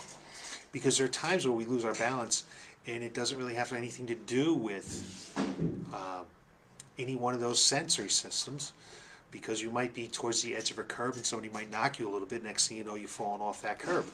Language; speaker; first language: English; native; English